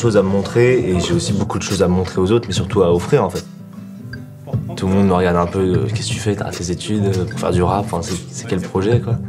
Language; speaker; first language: French; native; French